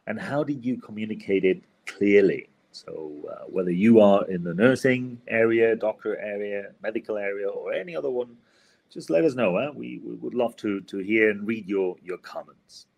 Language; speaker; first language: English; non-native, fluent; Spanish